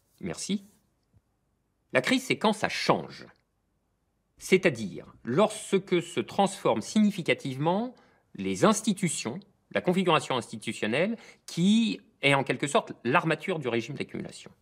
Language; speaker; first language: French; native; French